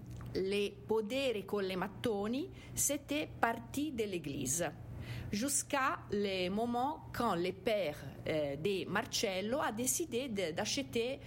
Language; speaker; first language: French; non-native, fluent; Italian